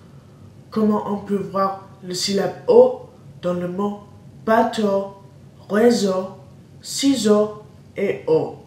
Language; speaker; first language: French; non-native, learner; English